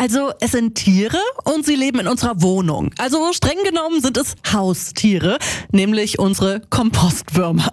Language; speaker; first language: German; native; German